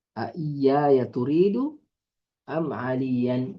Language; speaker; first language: Arabic; non-native, fluent; Indonesian